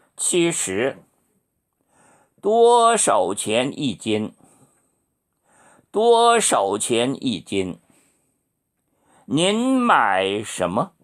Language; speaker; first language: Chinese; non-native, fluent; Korean